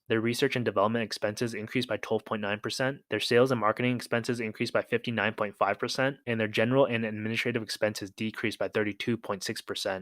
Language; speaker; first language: English; native; English